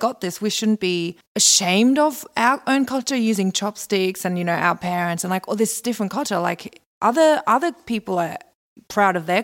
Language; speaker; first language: English; non-native, local second language; Korean